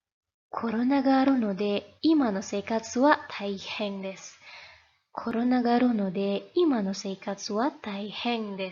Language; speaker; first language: Japanese; non-native, fluent; Indonesian